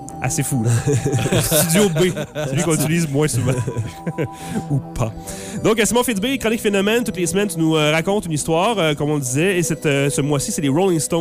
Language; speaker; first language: French; native; French